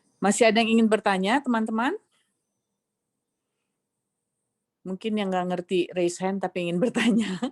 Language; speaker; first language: Indonesian; native; Indonesian